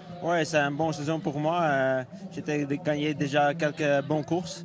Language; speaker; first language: French; non-native, learner; Dutch